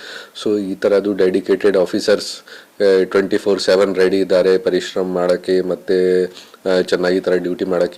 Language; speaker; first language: Kannada; non-native, fluent; Hindi